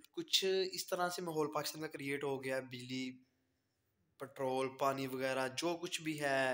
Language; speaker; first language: Urdu; native; Urdu